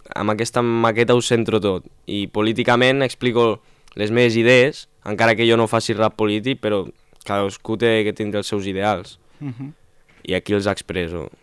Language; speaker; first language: Catalan; non-native, local second language; Spanish